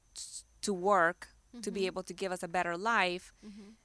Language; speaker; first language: English; early bilingual, other home language; Spanish